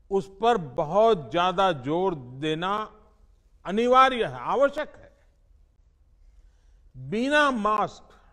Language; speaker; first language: Hindi; non-native, local second language; Gujarati